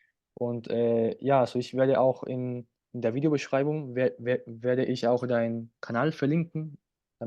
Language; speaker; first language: German; non-native, fluent; Spanish